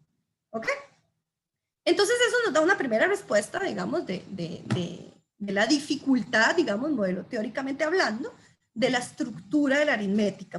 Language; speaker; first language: Spanish; native; Spanish